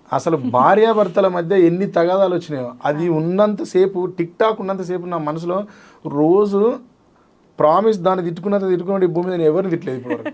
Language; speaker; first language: Telugu; native; Telugu